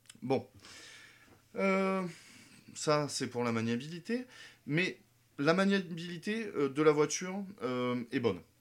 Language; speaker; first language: French; native; French